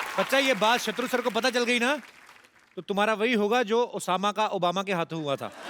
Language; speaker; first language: Hindi; non-native, local second language; Punjabi